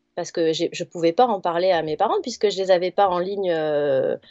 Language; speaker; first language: French; native; French